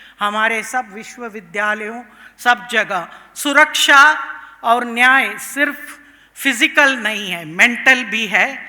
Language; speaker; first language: Hindi; non-native, local second language; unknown